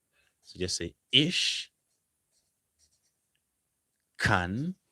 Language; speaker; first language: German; non-native, fluent; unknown